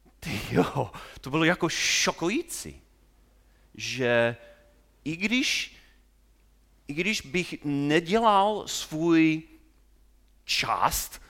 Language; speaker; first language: Czech; non-native, fluent; English